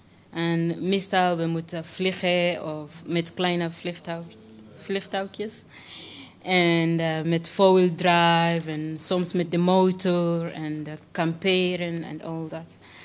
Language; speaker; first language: Dutch; non-native, learner; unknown